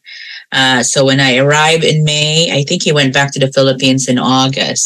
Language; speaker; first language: English; non-native, local second language; Cebuano